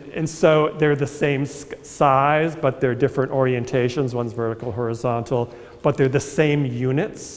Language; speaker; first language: English; native; English